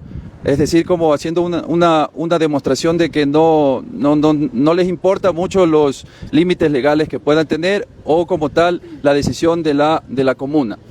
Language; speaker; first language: Spanish; native; Spanish